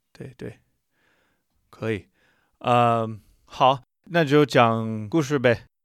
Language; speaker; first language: Chinese; non-native, fluent; English